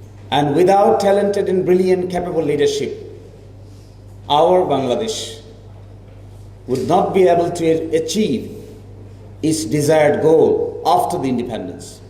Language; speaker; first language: English; non-native, local second language; Bangla